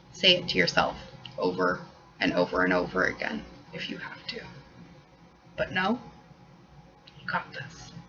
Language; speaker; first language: English; native; English